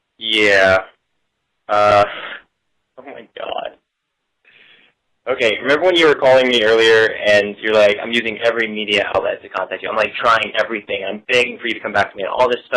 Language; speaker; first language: English; native; English